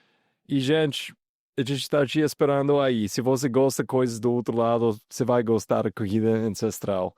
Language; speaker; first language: Portuguese; non-native, fluent; English